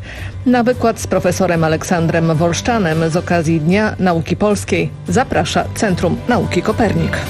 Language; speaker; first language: Polish; native; Polish